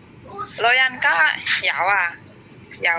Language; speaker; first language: Chinese; non-native, learner; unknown